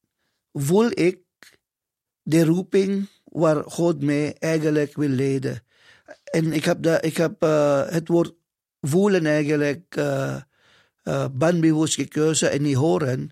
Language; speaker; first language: Dutch; non-native, fluent; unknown